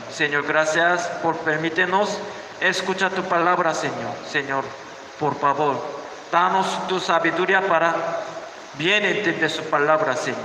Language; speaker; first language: Spanish; non-native, learner; Korean